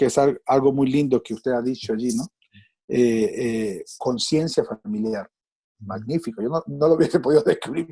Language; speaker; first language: Spanish; native; Spanish